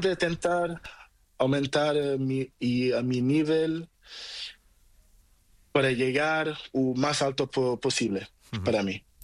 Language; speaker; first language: Spanish; non-native, learner; Portuguese